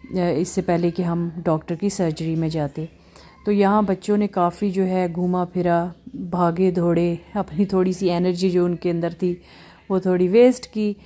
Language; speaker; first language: Hindi; native; Hindi